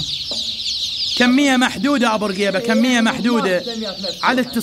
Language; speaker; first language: Arabic; native; Arabic